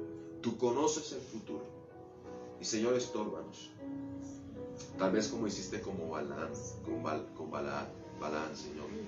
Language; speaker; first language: Spanish; native; Spanish